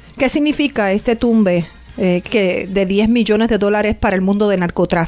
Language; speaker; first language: Spanish; native; Spanish